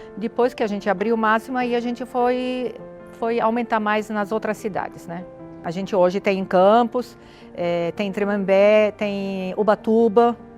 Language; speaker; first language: Portuguese; non-native, fluent; Arabic